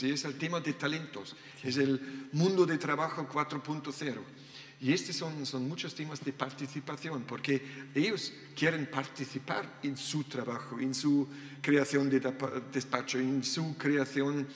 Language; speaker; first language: Spanish; non-native, learner; German